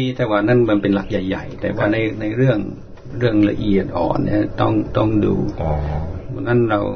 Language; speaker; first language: Thai; non-native, fluent; English